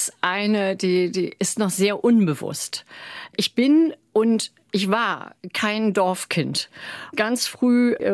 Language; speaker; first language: German; native; German